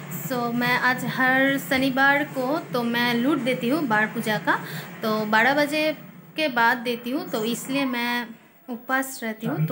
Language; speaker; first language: Hindi; non-native, local second language; Bangla